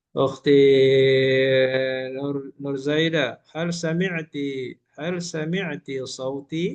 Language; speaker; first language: Arabic; non-native, learner; Malay